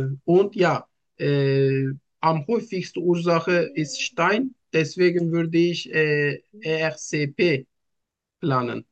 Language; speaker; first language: German; non-native, learner; Turkish